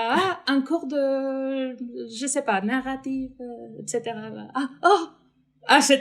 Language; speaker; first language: French; non-native, fluent; Spanish